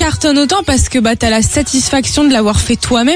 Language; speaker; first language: French; native; French